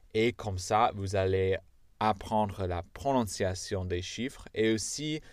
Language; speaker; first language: French; non-native, fluent; English